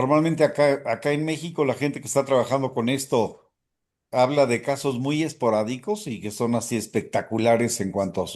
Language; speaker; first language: Spanish; native; Spanish